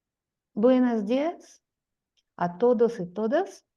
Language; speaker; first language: Spanish; non-native, fluent; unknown